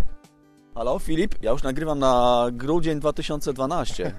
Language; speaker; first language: Polish; native; Polish